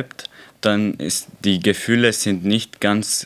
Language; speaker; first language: German; non-native, learner; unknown